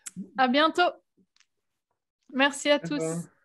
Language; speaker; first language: French; native; French